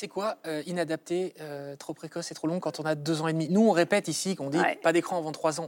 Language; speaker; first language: French; native; French